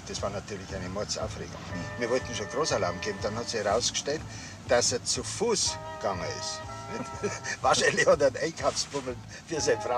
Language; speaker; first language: German; native; German